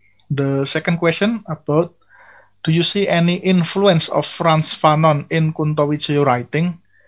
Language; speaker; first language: English; non-native, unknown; Indonesian